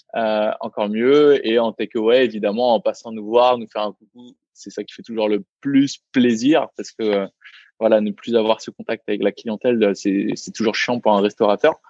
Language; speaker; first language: French; early bilingual, other home language; Vietnamese